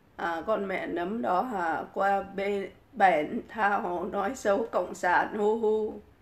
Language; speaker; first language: Vietnamese; native; Vietnamese